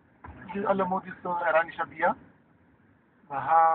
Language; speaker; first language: Filipino; non-native, learner; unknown